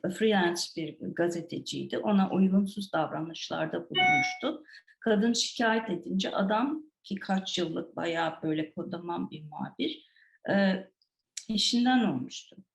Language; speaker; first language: Turkish; non-native, fluent; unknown